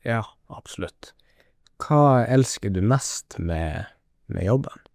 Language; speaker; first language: Norwegian; native; Norwegian